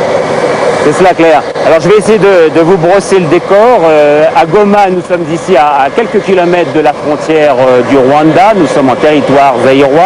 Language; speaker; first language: French; native; French